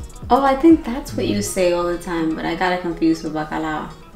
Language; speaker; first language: English; early bilingual, other home language; Spanish